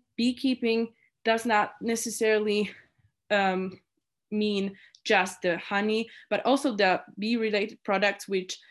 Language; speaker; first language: English; non-native, fluent; Polish